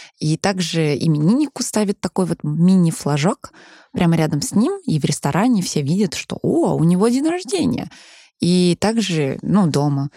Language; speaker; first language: Russian; early bilingual, heritage; Danish